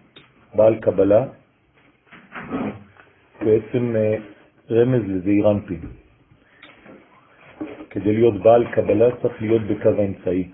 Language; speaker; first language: Hebrew; non-native, fluent; French